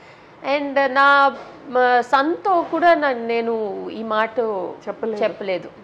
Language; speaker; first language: Telugu; non-native, learner; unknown